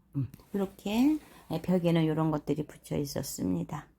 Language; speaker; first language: Korean; native; Korean